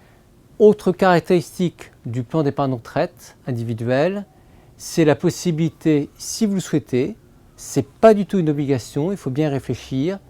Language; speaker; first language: French; native; French